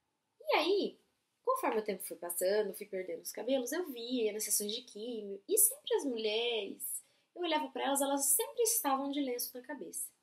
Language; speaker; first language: Portuguese; native; Portuguese